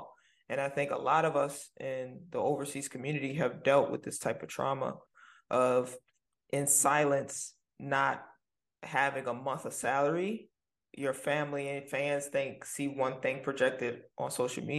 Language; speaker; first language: English; native; English